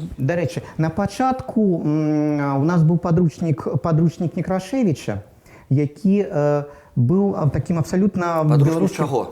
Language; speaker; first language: Belarusian; non-native, local second language; Russian